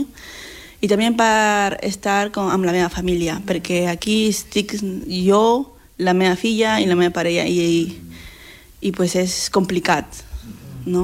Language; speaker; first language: Catalan; non-native, learner; Spanish